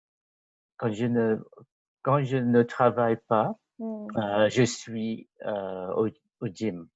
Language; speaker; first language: French; non-native, fluent; English